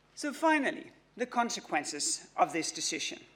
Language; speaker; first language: English; non-native, fluent; Danish